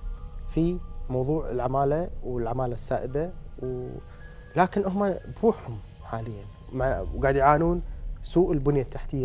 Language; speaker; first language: Arabic; native; Arabic